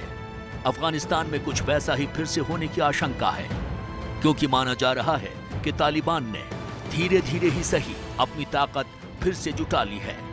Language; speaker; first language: Hindi; native; Hindi